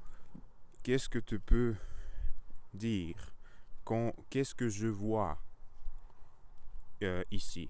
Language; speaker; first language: French; non-native, learner; Russian